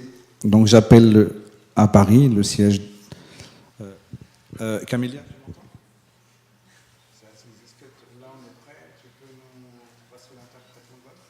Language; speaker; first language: French; native; French